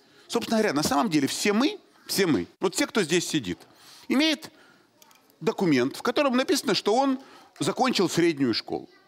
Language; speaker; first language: Russian; native; Russian